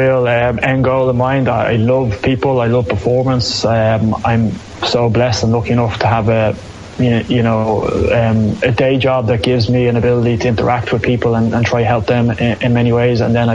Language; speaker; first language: English; native; English